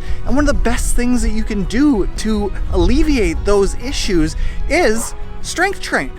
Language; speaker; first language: English; native; English